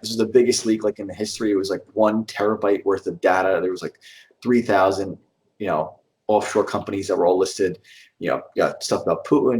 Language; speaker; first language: English; native; English